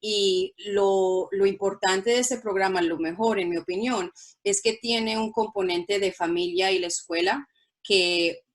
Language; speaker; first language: Spanish; non-native, local second language; English